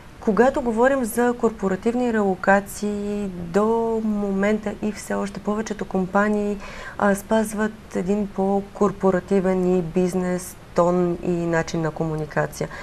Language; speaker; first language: Bulgarian; native; Bulgarian